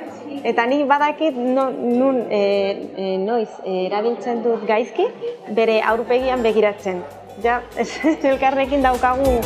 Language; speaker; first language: Basque; non-native, learner; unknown